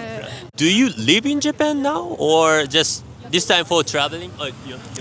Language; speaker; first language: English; non-native, fluent; Japanese